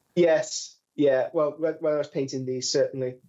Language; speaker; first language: English; native; English